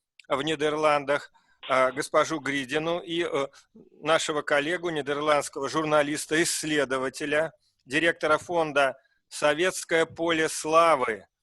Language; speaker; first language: Russian; native; Russian